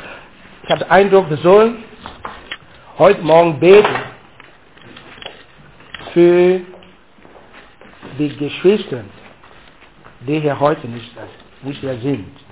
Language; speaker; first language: German; non-native, learner; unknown